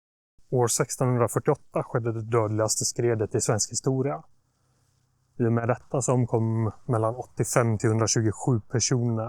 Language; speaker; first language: Swedish; native; Swedish